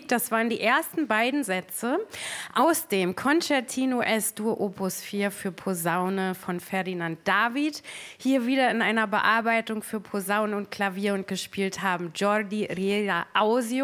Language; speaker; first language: German; native; German